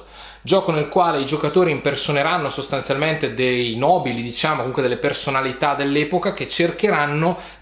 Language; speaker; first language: Italian; native; Italian